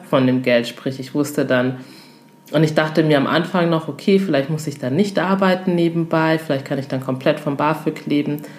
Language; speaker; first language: German; early bilingual, other home language; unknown